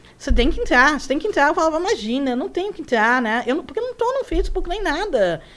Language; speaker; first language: Portuguese; early bilingual, other home language; Spanish